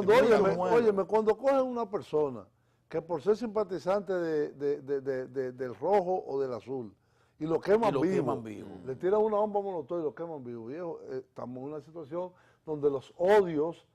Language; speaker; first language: Spanish; native; Spanish